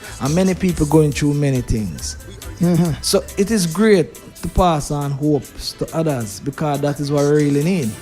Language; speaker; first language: English; native; English